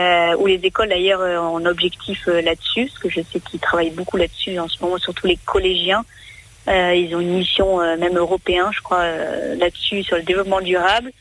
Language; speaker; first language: French; native; French